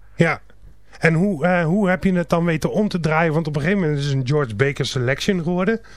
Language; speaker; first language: Dutch; native; Dutch